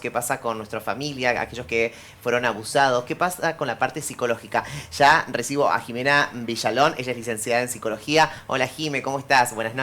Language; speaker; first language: Spanish; native; Spanish